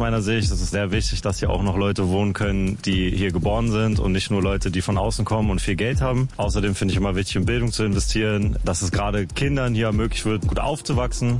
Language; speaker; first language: German; native; German